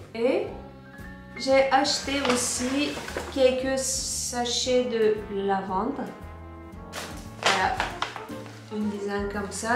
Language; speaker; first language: French; non-native, fluent; Turkish